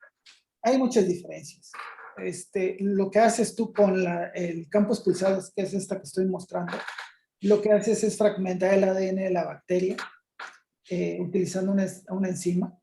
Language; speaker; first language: Spanish; native; Spanish